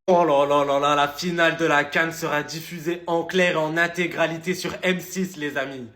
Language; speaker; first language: French; early bilingual, other home language; Arabic